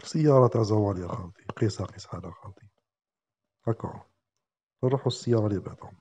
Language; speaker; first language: Arabic; native; Arabic